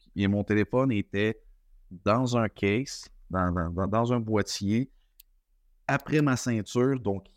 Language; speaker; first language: French; native; French